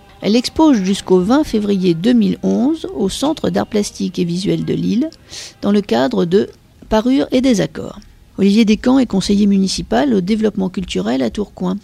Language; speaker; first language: French; native; French